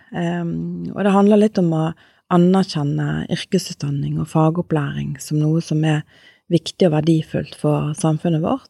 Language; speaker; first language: Norwegian; native; Norwegian